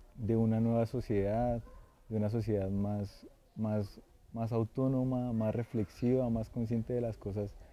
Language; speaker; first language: Spanish; native; Spanish